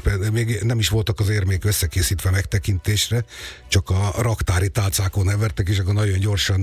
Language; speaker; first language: Hungarian; native; Hungarian